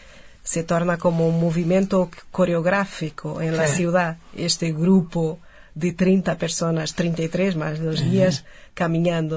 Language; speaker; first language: Spanish; non-native, fluent; Portuguese